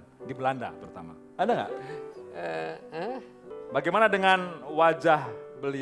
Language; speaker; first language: Indonesian; native; Indonesian